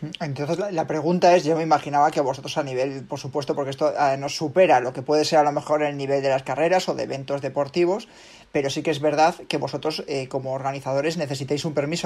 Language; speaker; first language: Spanish; native; Spanish